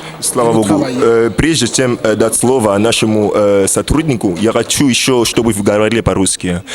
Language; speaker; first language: Russian; non-native, learner; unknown